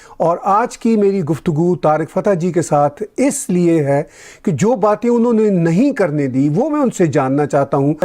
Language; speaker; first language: Urdu; native; Urdu